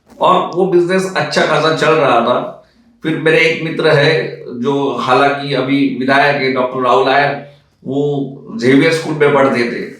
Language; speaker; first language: Hindi; non-native, local second language; Marathi